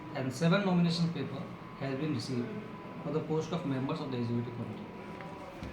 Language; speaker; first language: English; non-native, local second language; Bangla